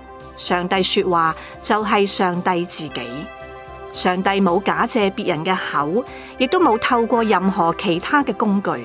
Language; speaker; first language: Chinese; non-native, local second language; Cantonese